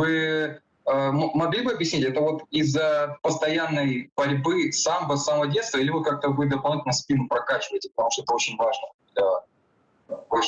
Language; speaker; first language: Russian; native; Russian